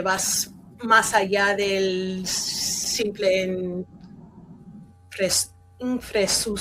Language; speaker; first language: Spanish; early bilingual, heritage; Spanish